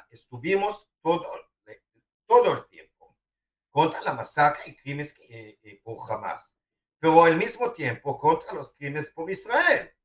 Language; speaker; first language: Spanish; non-native, fluent; Hebrew